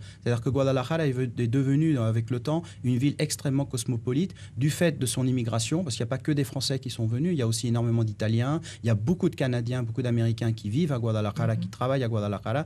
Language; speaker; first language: French; native; French